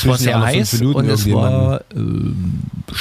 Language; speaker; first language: German; native; German